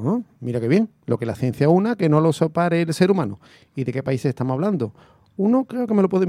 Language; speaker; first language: Spanish; native; Spanish